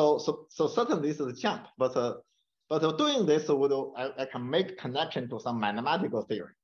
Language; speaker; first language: English; non-native, fluent; Chinese